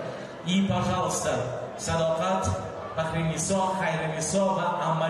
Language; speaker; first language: Russian; non-native, local second language; Uzbek